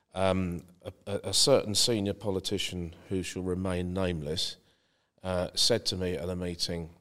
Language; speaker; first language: English; native; English